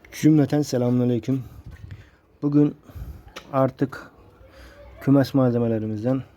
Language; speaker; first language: Turkish; native; Turkish